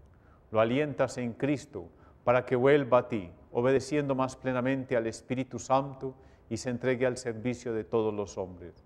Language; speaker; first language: Spanish; native; Spanish